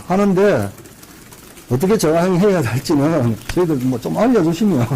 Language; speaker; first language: Korean; native; Korean